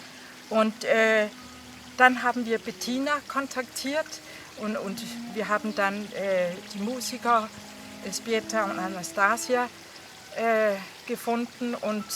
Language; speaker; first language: German; non-native, fluent; Danish